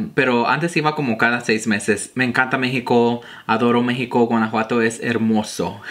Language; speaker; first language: Spanish; early bilingual, heritage; Spanish